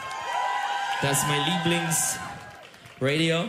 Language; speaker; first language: German; non-native, learner; Turkish